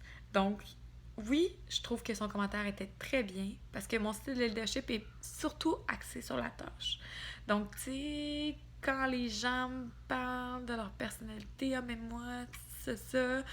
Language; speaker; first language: French; native; French